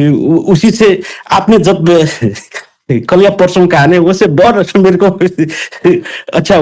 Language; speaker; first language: Hindi; non-native, local second language; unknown